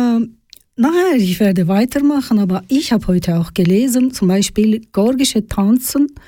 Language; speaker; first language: German; non-native, learner; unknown